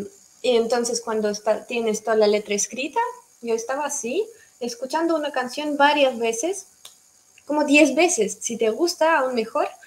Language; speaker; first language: Spanish; non-native, fluent; Russian